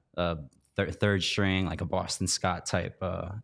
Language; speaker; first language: English; native; English